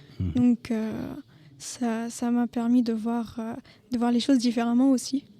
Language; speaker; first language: French; non-native, local second language; Arabic